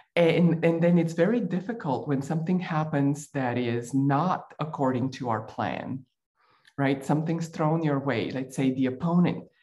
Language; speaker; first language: English; non-native, fluent; Bulgarian